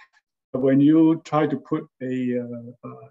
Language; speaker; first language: English; non-native, local second language; Cantonese